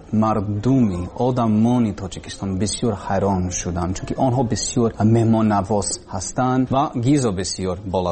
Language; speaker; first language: Persian; non-native, learner; English